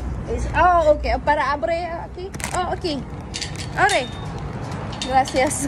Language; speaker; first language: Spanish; non-native, learner; Hiligaynon